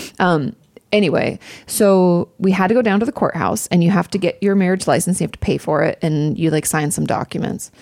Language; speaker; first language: English; native; English